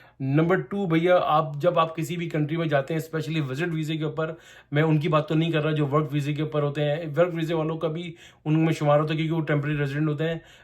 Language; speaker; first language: Urdu; non-native, local second language; Punjabi